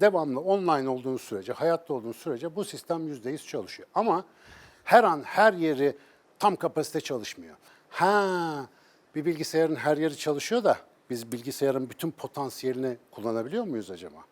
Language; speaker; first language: Turkish; native; Turkish